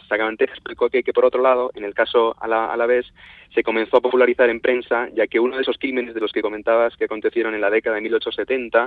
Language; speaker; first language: Spanish; native; Spanish